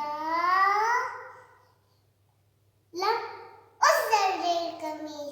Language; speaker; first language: Arabic; non-native, learner; Urdu